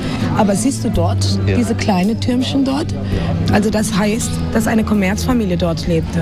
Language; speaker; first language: German; non-native, fluent; Spanish